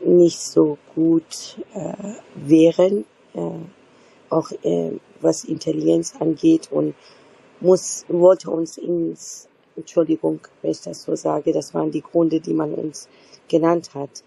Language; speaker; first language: German; non-native, fluent; Persian